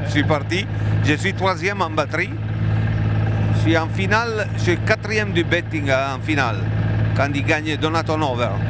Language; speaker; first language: French; non-native, fluent; Italian